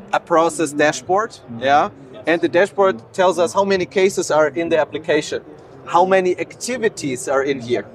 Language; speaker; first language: English; non-native, fluent; German